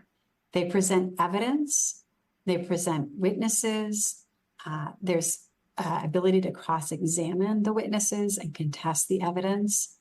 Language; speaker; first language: English; native; English